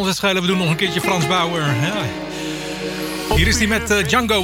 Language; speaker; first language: Dutch; native; Dutch